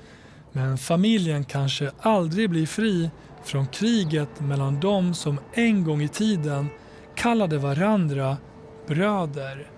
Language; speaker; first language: Swedish; native; Swedish